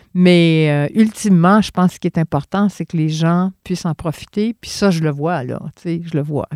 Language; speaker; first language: French; native; French